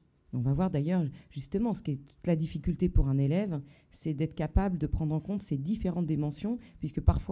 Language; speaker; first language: French; native; French